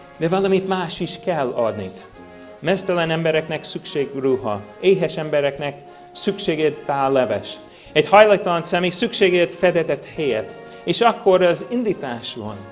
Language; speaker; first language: Hungarian; non-native, learner; English